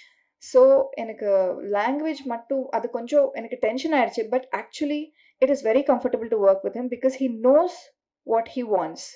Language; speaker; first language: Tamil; non-native, learner; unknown